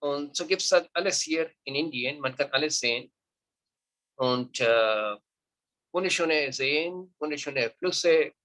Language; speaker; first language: German; non-native, learner; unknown